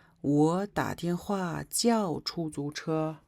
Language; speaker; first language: Chinese; non-native, fluent; Mongolian